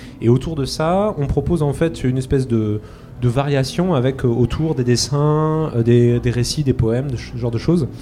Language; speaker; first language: French; native; French